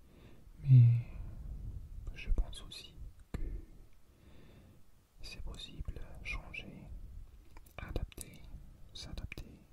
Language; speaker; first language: French; non-native, learner; English